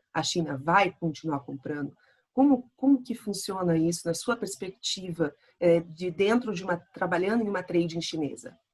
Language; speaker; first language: Portuguese; native; Portuguese